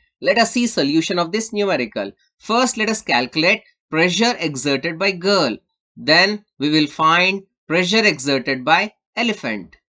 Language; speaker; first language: English; non-native, local second language; Urdu